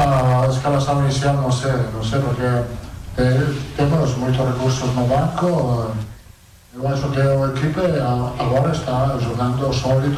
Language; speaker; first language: Portuguese; non-native, fluent; Italian